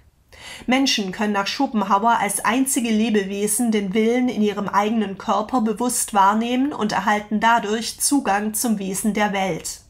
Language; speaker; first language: German; native; German